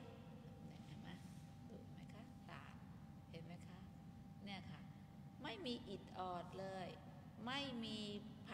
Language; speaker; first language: Thai; native; Thai